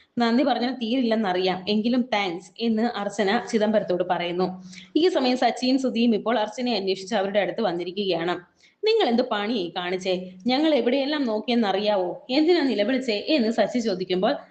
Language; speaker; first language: Malayalam; native; Malayalam